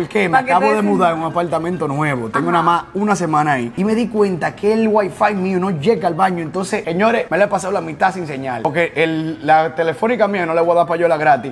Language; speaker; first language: Spanish; native; Spanish